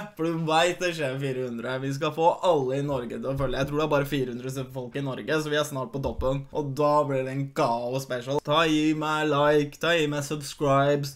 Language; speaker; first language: Norwegian; early bilingual, other home language; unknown